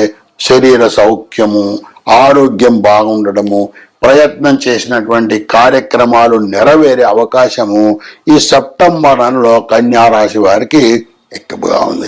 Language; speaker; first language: Telugu; native; Telugu